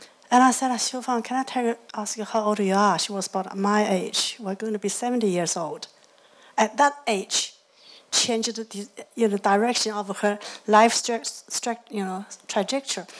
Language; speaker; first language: English; non-native, fluent; Chinese